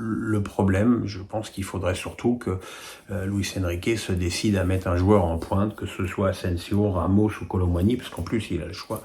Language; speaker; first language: French; native; French